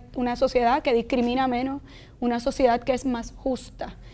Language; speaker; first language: Spanish; native; Spanish